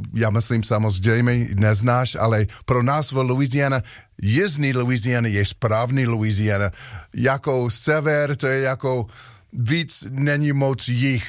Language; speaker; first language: Czech; non-native, learner; English